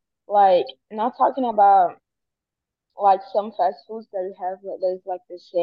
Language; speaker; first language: English; non-native, fluent; Portuguese